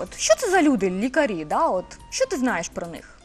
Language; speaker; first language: Ukrainian; native; Ukrainian